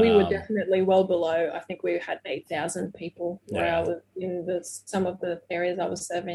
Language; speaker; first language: English; non-native, fluent; Portuguese